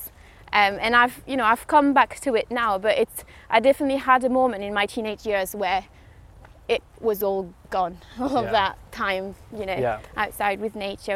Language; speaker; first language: English; non-native, fluent; French